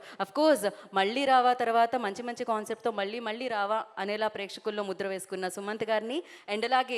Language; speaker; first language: Telugu; native; Telugu